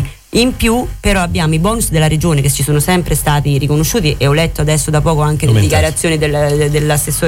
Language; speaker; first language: Italian; native; Italian